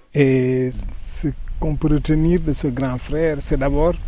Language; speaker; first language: French; non-native, local second language; Wolof